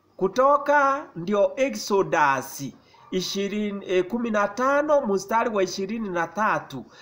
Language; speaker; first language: Swahili; non-native, local second language; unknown